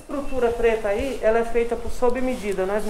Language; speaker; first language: Portuguese; native; Portuguese